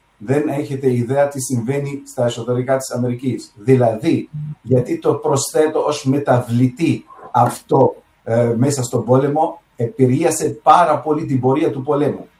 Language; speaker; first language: Greek; early bilingual, heritage; Arabic